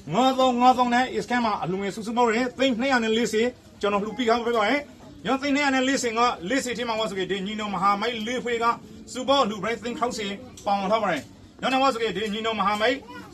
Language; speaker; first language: Burmese; native; Burmese